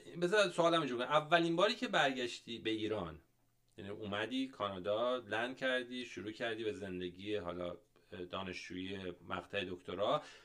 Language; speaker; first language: Persian; native; Persian